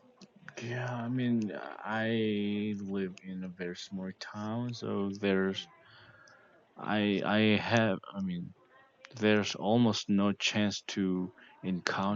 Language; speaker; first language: English; non-native, learner; Korean